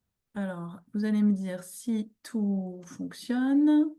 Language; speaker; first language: French; native; French